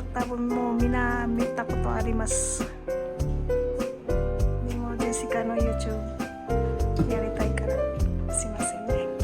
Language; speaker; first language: Japanese; non-native, fluent; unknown